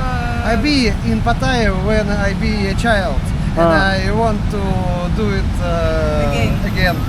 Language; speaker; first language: English; non-native, learner; Russian